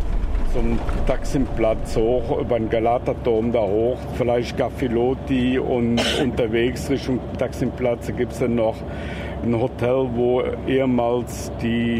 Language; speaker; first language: German; native; German